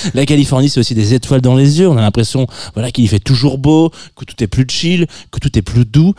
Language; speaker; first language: French; native; French